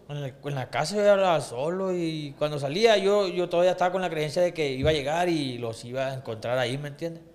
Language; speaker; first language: Spanish; native; Spanish